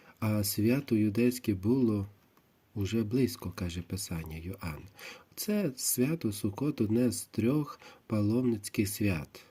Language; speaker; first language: Ukrainian; native; Ukrainian